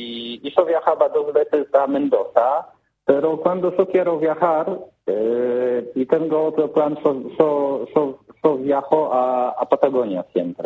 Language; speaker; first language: Spanish; non-native, learner; Polish